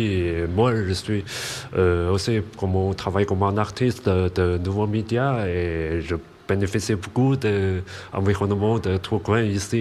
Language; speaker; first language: French; non-native, learner; Chinese